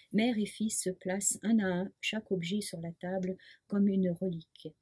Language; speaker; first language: French; non-native, local second language; Swiss German